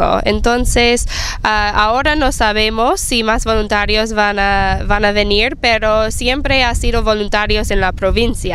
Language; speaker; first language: Spanish; non-native, fluent; English